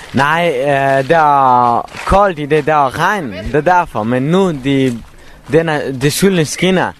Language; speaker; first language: Danish; non-native, learner; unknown